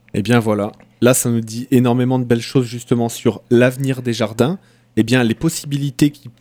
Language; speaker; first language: French; native; French